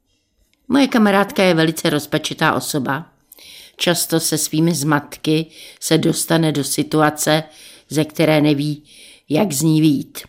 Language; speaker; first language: Czech; native; Czech